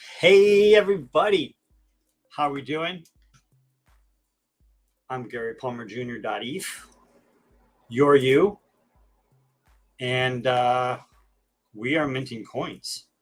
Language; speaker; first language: English; native; English